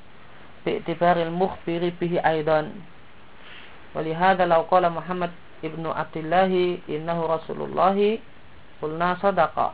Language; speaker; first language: Arabic; non-native, fluent; Indonesian